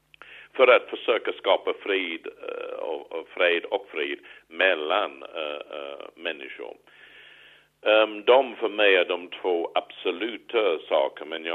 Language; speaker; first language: Swedish; non-native, fluent; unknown